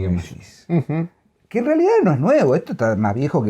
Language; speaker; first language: Spanish; native; Spanish